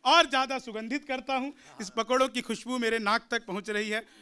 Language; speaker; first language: Hindi; native; Hindi